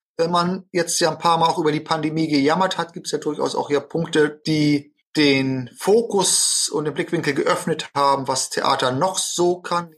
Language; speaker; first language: German; native; German